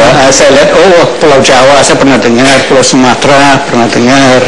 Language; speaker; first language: Indonesian; non-native, fluent; English